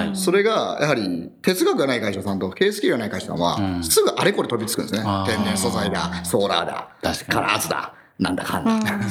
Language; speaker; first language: Japanese; native; Japanese